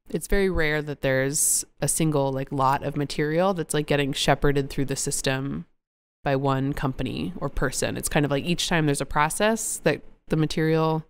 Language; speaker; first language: English; native; English